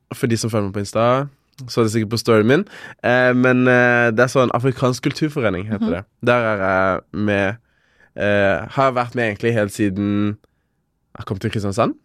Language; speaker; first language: Norwegian; early bilingual, other home language; Kinyarwanda